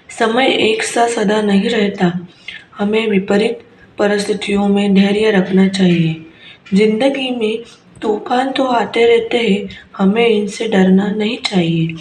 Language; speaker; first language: Hindi; non-native, local second language; Marathi